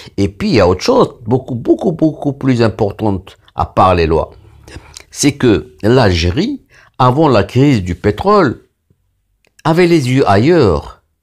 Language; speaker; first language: French; non-native, local second language; Arabic